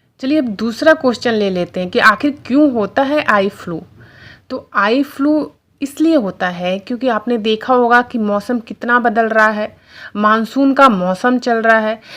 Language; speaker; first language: Hindi; non-native, local second language; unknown